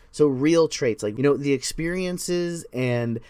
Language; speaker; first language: English; native; English